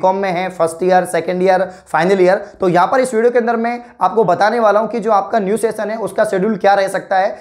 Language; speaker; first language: Hindi; native; Hindi